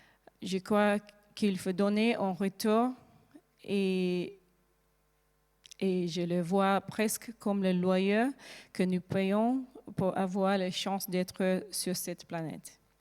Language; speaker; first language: French; non-native, learner; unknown